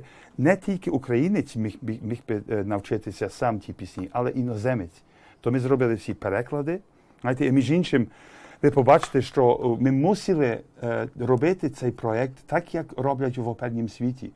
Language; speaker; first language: Ukrainian; early bilingual, heritage; English